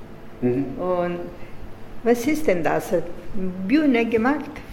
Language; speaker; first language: German; non-native, fluent; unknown